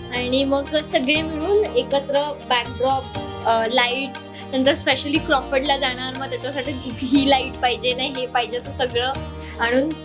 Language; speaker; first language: Marathi; native; Marathi